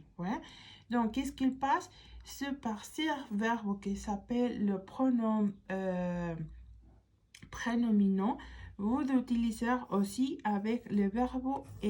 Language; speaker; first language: French; non-native, fluent; Spanish